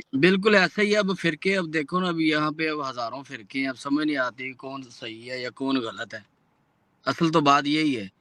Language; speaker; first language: Urdu; non-native, local second language; Punjabi